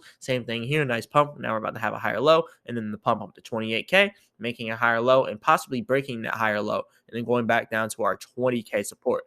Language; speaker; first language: English; native; English